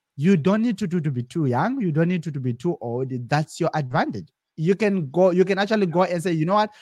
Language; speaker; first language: English; non-native, local second language; Shona